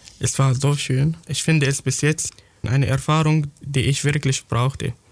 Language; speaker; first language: German; non-native, fluent; Arabic